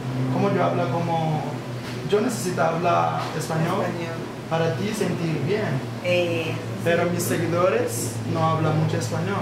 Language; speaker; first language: Spanish; non-native, learner; English